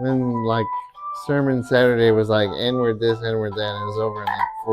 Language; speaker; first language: English; native; English